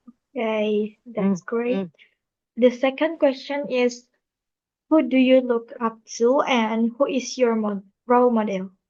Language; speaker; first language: English; non-native, learner; Indonesian